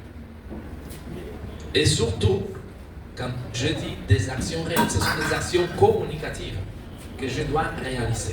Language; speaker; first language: French; non-native, fluent; Spanish